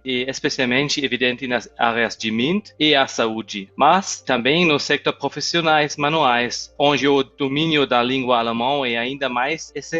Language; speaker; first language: Portuguese; non-native, fluent; German